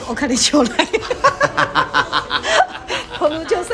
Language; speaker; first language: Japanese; non-native, fluent; Chinese